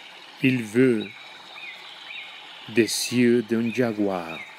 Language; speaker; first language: French; non-native, learner; Spanish